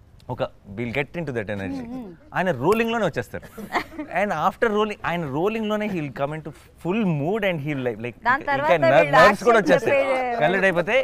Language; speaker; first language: Telugu; native; Telugu